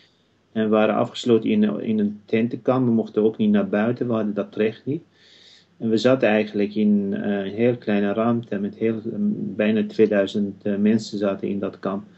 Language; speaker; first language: Dutch; non-native, fluent; Kurdish